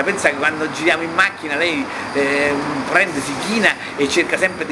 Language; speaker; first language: Italian; native; Italian